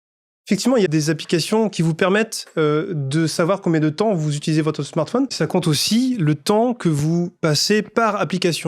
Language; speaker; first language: French; native; French